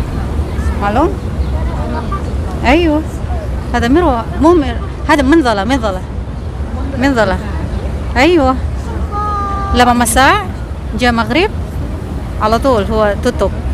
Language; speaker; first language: Arabic; non-native, local second language; Indonesian